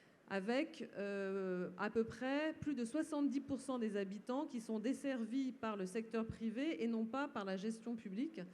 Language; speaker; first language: French; native; French